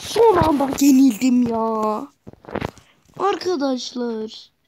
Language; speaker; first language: Turkish; native; Turkish